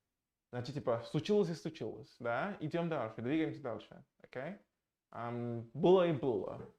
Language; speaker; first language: Russian; non-native, fluent; English